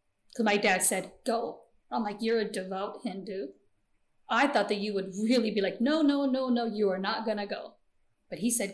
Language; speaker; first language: English; early bilingual, other home language; Gujarati